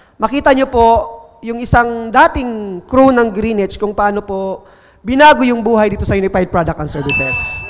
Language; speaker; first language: Filipino; non-native, local second language; Cebuano